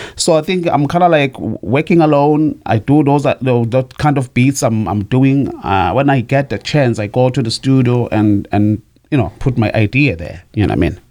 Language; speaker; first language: English; non-native, fluent; Zulu